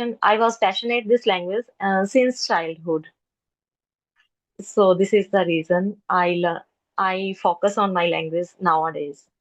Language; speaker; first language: English; non-native, local second language; Hindi